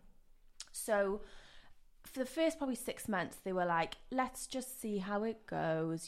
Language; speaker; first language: English; non-native, local second language; Welsh